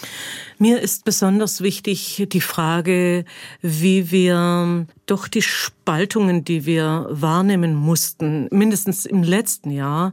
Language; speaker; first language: German; native; German